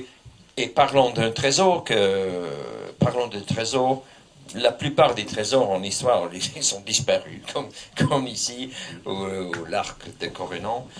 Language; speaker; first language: French; non-native, fluent; English